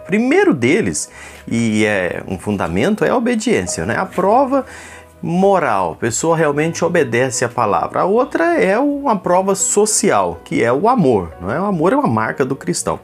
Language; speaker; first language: Portuguese; native; Portuguese